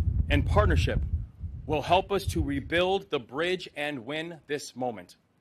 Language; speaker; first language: English; native; English